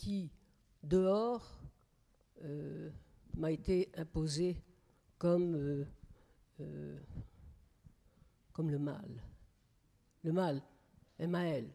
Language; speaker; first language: French; native; French